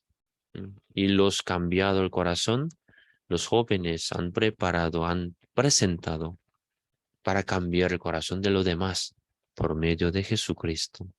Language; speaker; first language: Spanish; non-native, fluent; Korean